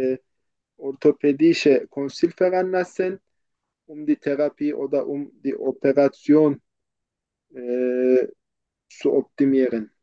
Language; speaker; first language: German; non-native, fluent; Turkish